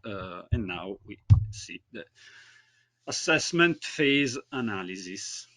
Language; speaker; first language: English; non-native, learner; Italian